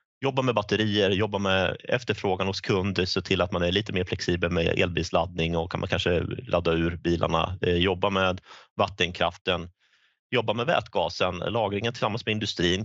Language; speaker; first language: Swedish; native; Swedish